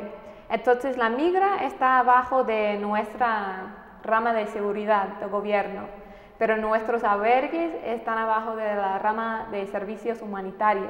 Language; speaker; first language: Spanish; non-native, fluent; English